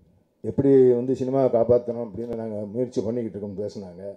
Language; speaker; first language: Tamil; native; Tamil